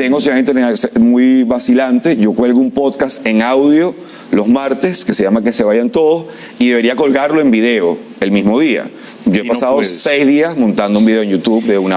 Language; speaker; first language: Spanish; native; Spanish